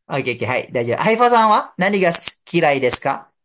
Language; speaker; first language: Japanese; non-native, fluent; Malay